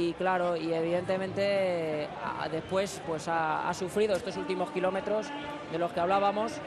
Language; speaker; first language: Spanish; native; Spanish